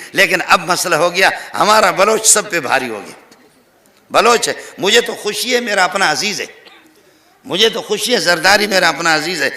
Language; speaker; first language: Urdu; non-native, local second language; Brahui